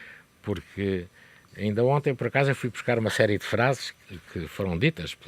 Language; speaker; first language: Portuguese; native; Portuguese